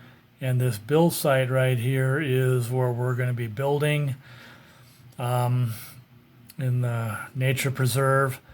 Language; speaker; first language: English; native; English